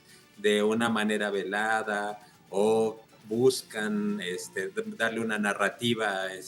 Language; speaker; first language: Spanish; native; Spanish